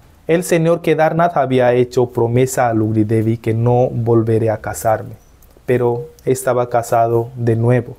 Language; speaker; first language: Spanish; non-native, fluent; Hindi